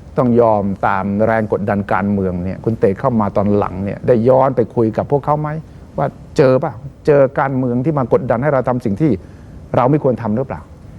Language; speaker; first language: Thai; native; Thai